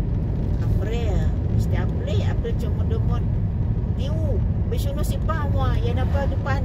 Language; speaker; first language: French; non-native, fluent; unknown